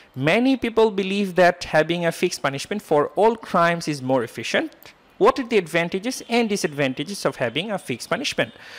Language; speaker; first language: English; non-native, local second language; Bangla